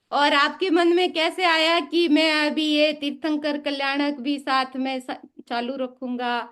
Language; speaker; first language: Hindi; native; Hindi